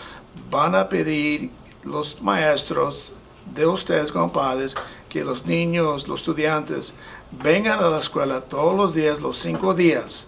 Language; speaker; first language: Spanish; non-native, fluent; English